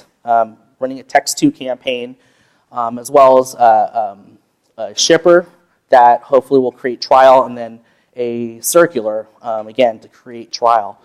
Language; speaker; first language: English; native; English